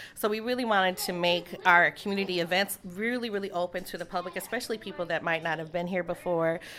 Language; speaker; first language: English; native; English